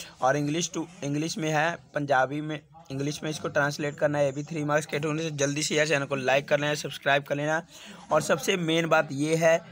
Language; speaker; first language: Hindi; non-native, local second language; Punjabi